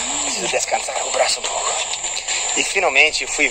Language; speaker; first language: Portuguese; non-native, fluent; English